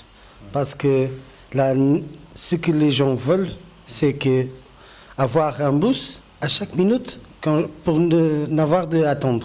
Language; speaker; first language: French; non-native, fluent; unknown